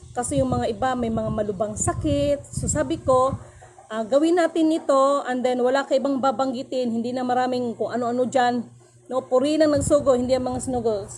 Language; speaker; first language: Filipino; non-native, local second language; Cebuano